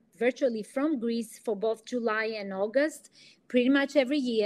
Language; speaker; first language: English; non-native, fluent; Greek